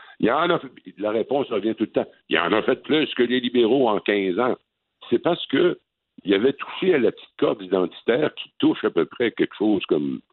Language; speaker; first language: French; native; French